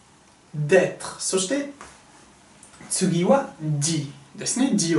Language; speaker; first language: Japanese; non-native, fluent; French